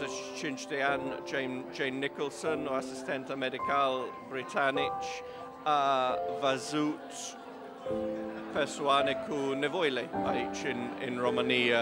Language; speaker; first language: Romanian; non-native, learner; English